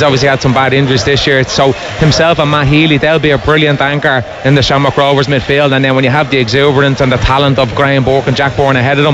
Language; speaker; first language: English; native; English